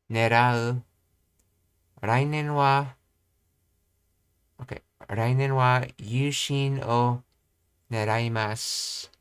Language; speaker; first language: Japanese; non-native, learner; English